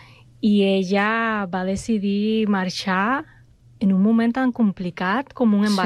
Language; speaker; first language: Catalan; non-native, fluent; Spanish